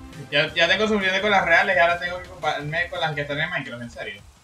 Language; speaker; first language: Spanish; native; Spanish